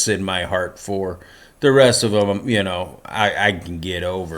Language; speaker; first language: English; native; English